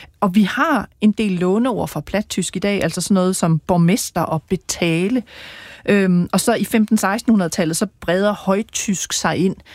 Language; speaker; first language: Danish; native; Danish